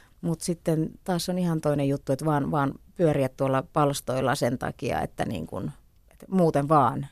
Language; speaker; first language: Finnish; native; Finnish